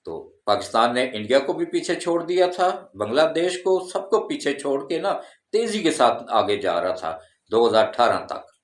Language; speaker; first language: Urdu; non-native, local second language; Punjabi